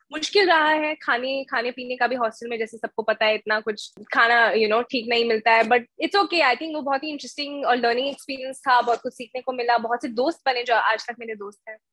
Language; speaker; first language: Hindi; native; Hindi